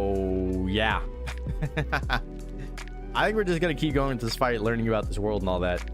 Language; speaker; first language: English; native; English